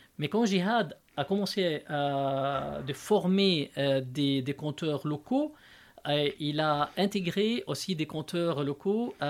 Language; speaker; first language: French; non-native, local second language; Arabic